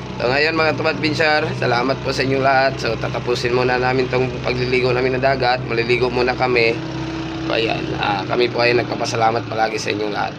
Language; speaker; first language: Filipino; non-native, local second language; Cebuano